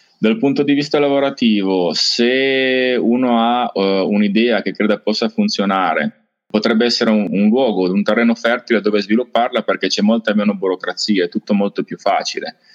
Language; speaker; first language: Italian; native; Italian